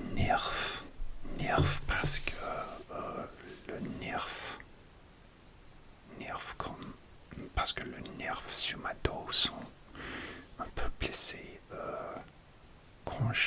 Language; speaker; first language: French; non-native, learner; English